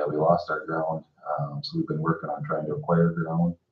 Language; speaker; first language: English; native; English